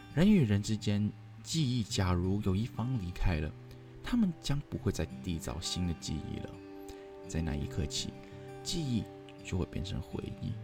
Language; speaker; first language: Chinese; non-native, local second language; Cantonese